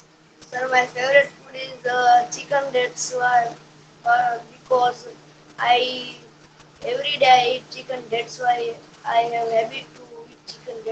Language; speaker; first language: English; non-native, learner; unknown